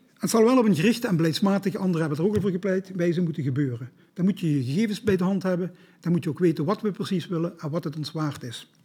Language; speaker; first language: Dutch; native; Dutch